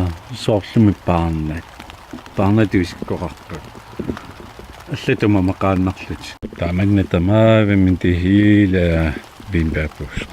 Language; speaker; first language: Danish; non-native, local second language; Kalaallisut